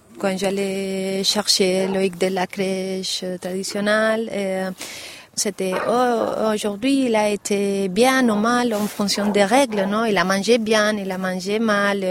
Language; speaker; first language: French; non-native, learner; Catalan